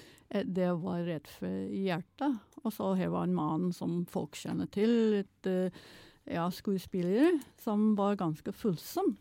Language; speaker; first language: Norwegian; non-native, fluent; English